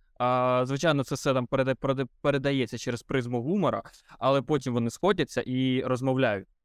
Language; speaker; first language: Ukrainian; non-native, local second language; Russian